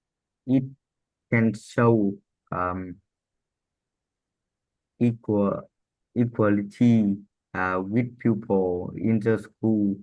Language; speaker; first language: English; non-native, learner; Vietnamese